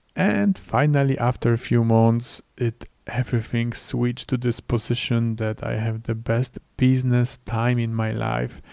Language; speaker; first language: English; non-native, fluent; Polish